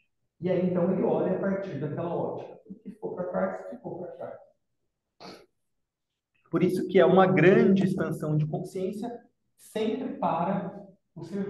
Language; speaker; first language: Portuguese; native; Portuguese